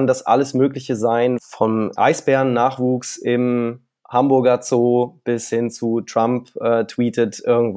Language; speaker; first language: German; native; German